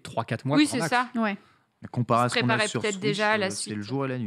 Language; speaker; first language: French; native; French